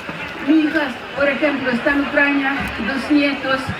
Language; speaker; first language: Spanish; non-native, fluent; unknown